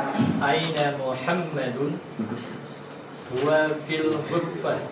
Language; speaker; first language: Arabic; non-native, learner; Indonesian